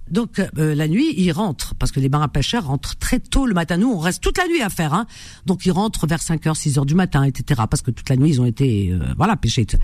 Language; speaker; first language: French; early bilingual, other home language; Arabic